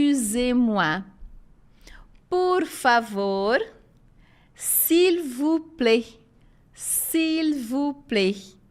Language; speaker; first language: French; non-native, fluent; Portuguese